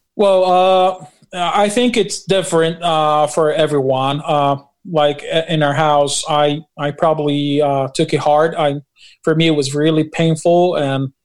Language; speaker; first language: English; non-native, fluent; Portuguese